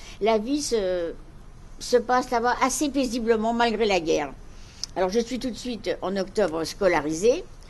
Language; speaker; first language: French; native; French